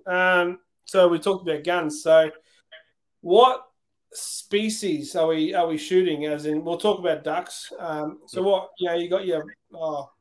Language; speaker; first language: English; native; English